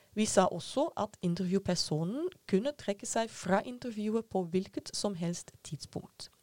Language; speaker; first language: Norwegian; non-native, fluent; Dutch